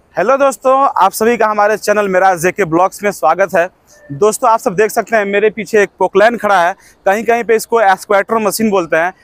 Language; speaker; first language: Hindi; native; Hindi